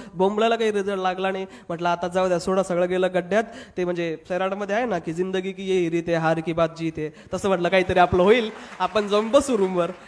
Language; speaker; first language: Marathi; non-native, local second language; Hindi